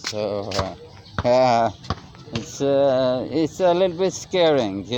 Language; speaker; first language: English; non-native, learner; Norwegian